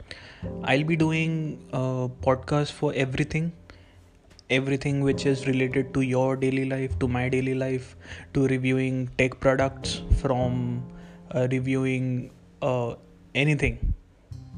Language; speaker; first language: English; non-native, local second language; Hindi